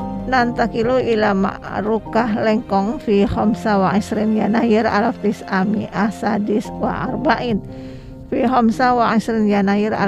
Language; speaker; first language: Arabic; non-native, fluent; Indonesian